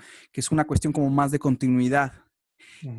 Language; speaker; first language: Spanish; native; Spanish